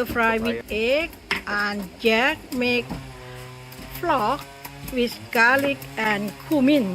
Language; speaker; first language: English; non-native, learner; Thai